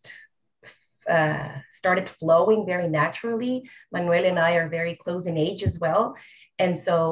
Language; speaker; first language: English; non-native, fluent; Spanish